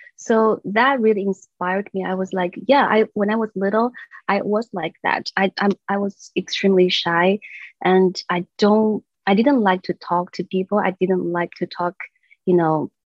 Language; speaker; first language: English; non-native, fluent; Chinese